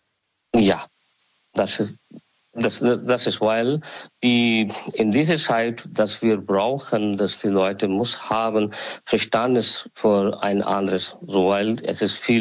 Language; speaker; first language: German; non-native, learner; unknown